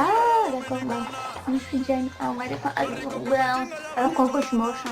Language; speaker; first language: French; native; French